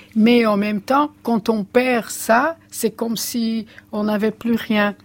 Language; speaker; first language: French; non-native, fluent; Portuguese